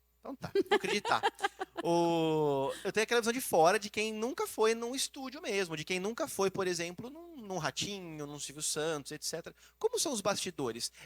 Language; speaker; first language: Portuguese; native; Portuguese